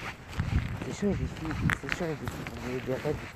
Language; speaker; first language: French; native; French